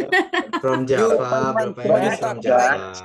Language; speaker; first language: English; non-native, fluent; Indonesian